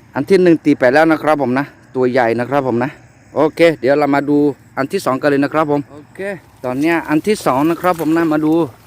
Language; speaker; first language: Thai; non-native, local second language; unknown